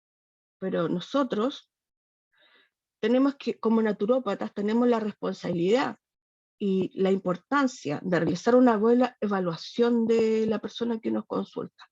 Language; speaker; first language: Spanish; native; Spanish